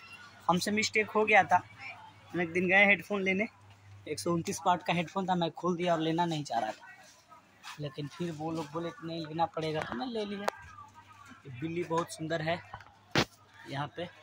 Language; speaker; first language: Hindi; non-native, local second language; Bhojpuri